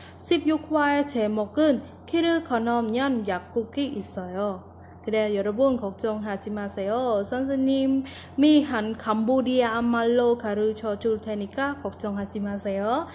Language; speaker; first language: Korean; non-native, fluent; Khmer